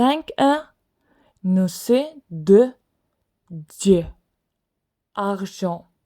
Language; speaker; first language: French; non-native, fluent; Swedish